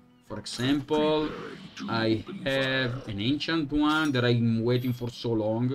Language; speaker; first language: English; non-native, fluent; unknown